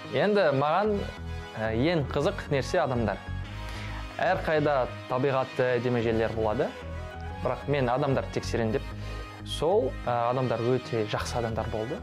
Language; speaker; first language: Kazakh; non-native, learner; French